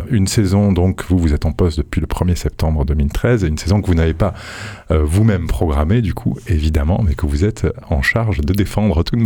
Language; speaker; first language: French; native; French